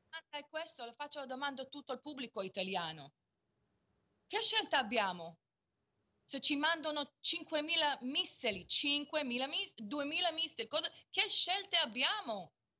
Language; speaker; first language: Italian; non-native, fluent; Hebrew